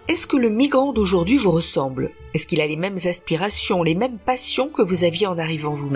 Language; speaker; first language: French; native; French